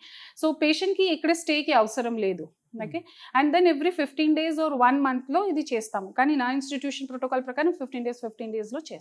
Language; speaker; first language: Telugu; non-native, learner; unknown